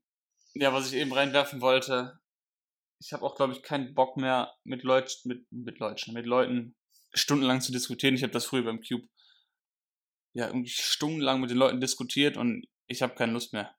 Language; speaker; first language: German; native; German